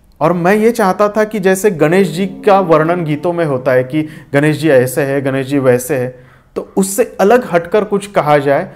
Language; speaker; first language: Hindi; non-native, local second language; Marathi